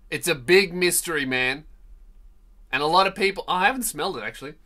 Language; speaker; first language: English; native; English